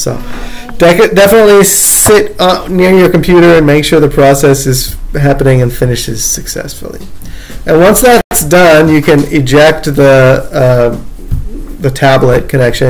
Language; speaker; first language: English; native; English